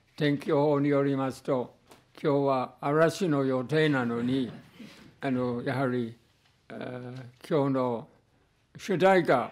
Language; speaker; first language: Japanese; non-native, fluent; English